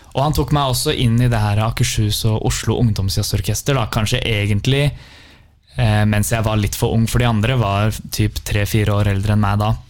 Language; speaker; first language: Norwegian; native; Norwegian